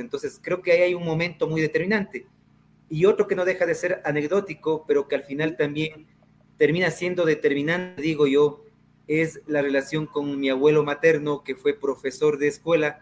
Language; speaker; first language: Spanish; native; Spanish